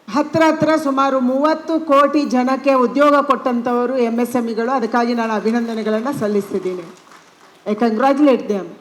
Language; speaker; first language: Kannada; non-native, local second language; Tulu